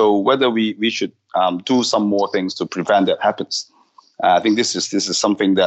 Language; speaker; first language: English; non-native, local second language; Cantonese